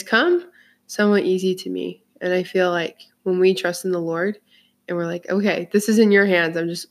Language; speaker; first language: English; native; English